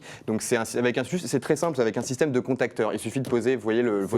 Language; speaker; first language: French; native; French